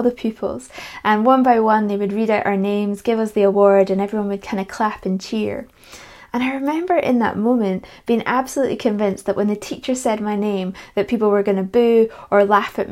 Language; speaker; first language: English; native; English